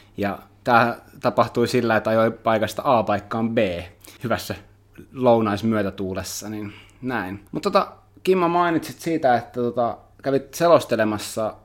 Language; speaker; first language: Finnish; native; Finnish